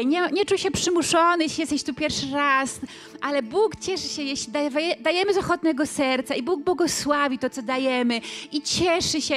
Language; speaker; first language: Polish; native; Polish